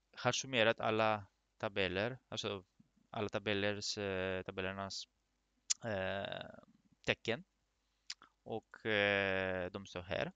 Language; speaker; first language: Swedish; non-native, fluent; Greek